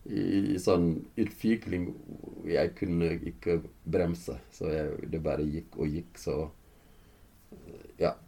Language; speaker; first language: Norwegian; non-native, fluent; Fula